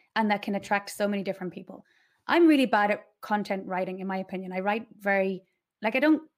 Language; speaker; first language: English; native; English